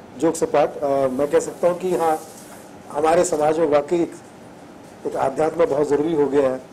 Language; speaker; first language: Hindi; native; Hindi